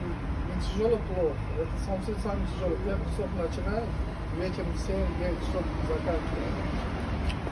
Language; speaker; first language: Russian; non-native, local second language; Uzbek